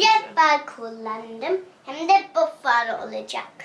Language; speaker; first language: Turkish; early bilingual, heritage; English